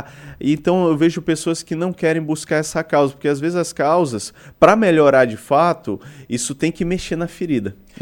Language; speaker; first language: Portuguese; native; Portuguese